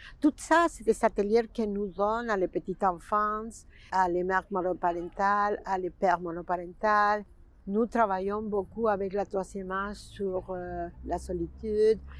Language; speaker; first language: French; non-native, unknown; Spanish